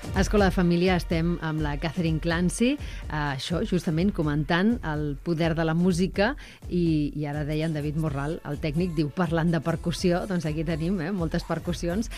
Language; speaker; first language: Catalan; native; Catalan